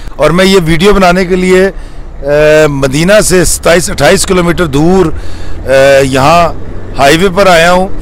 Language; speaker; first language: Urdu; non-native, local second language; Punjabi